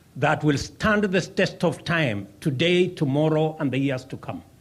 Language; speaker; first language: English; non-native, local second language; Kalenjin